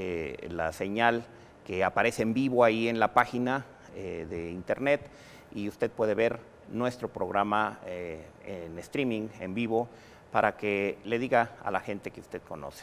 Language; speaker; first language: Spanish; native; Spanish